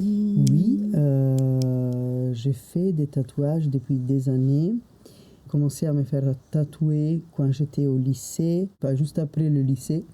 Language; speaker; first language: French; non-native, fluent; Italian